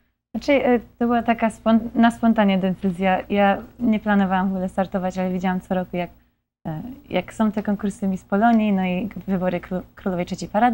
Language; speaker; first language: Polish; early bilingual, heritage; Polish